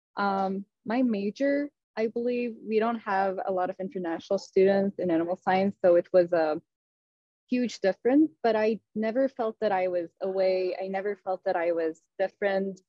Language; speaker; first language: English; non-native, fluent; Turkish